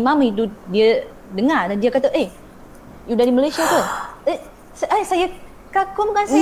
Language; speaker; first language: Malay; non-native, fluent; Chinese